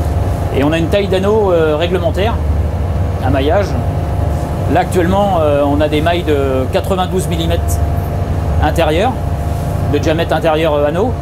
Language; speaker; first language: French; native; French